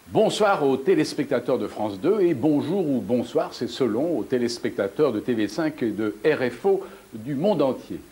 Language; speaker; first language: French; native; French